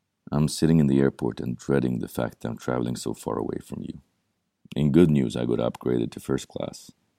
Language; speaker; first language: English; non-native, fluent; Swedish